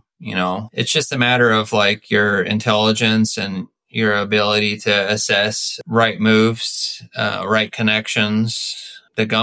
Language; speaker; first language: English; native; English